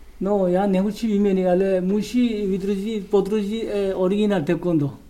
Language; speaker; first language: Czech; non-native, learner; Korean